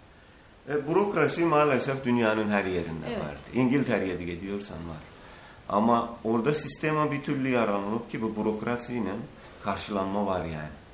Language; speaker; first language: Turkish; non-native, learner; Azerbaijani